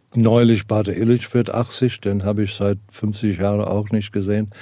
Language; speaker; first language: German; non-native, fluent; Afrikaans